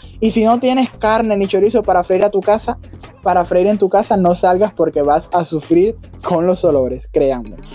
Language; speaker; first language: Spanish; native; Spanish